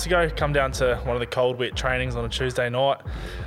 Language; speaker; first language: English; native; English